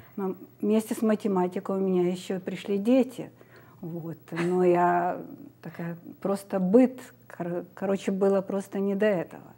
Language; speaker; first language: Russian; native; Russian